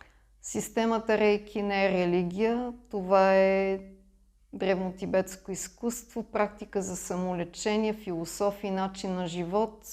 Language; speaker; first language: Bulgarian; non-native, fluent; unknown